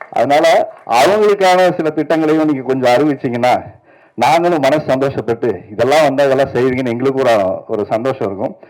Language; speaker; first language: Tamil; native; Tamil